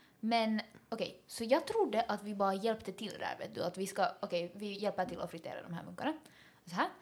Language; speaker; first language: Swedish; native; Swedish